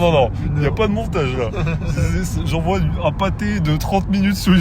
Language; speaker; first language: French; native; French